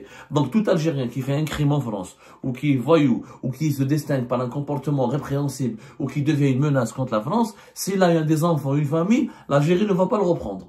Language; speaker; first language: French; non-native, local second language; Arabic